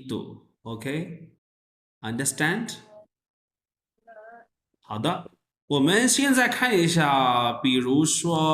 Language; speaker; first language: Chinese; non-native, learner; Urdu